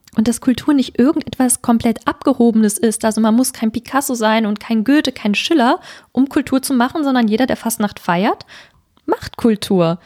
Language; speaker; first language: German; native; German